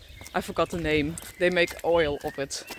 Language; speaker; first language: English; non-native, fluent; Dutch